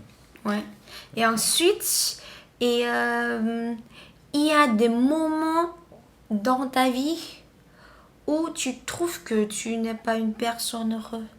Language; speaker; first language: French; non-native, learner; Vietnamese